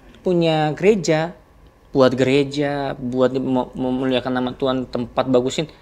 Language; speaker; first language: Indonesian; non-native, fluent; Korean